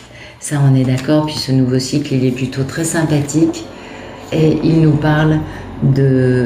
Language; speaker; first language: French; native; French